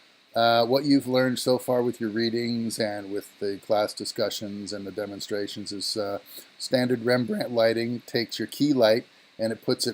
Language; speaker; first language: English; native; English